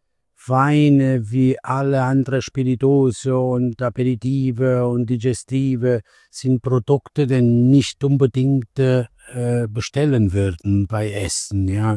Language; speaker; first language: German; non-native, fluent; Italian